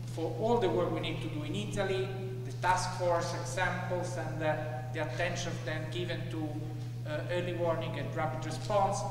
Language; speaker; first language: English; non-native, fluent; Italian